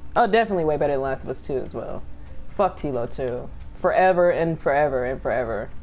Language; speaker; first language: English; native; English